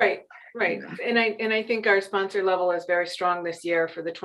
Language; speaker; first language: English; native; English